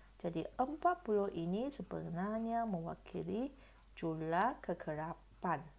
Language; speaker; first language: Malay; non-native, local second language; Chinese